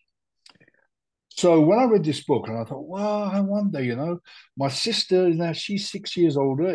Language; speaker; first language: English; native; English